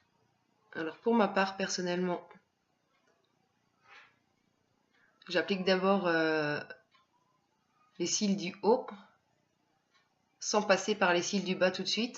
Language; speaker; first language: French; native; French